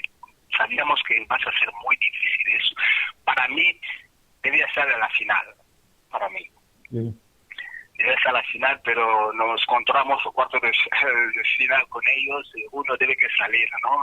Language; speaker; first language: Spanish; non-native, fluent; French